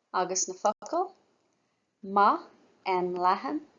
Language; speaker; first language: Irish; non-native, local second language; English